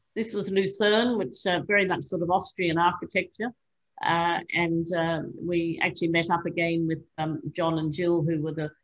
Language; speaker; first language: English; native; English